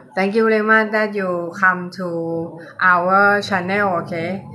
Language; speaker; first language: English; non-native, learner; Thai